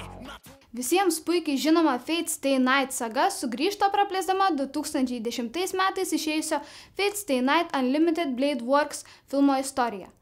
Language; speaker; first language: Lithuanian; native; Lithuanian